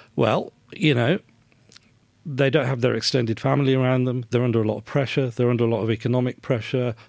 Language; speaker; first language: English; native; English